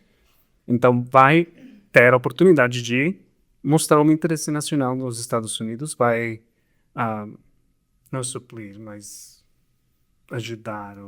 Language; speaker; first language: Portuguese; non-native, fluent; Spanish